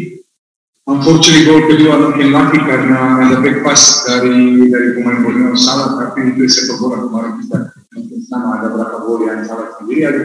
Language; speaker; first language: Indonesian; non-native, fluent; Serbian